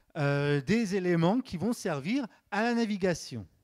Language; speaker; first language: French; native; French